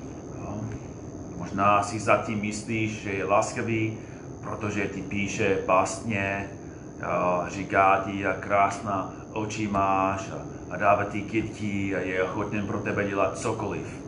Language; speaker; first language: Czech; non-native, fluent; English